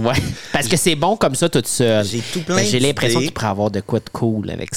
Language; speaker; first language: French; native; French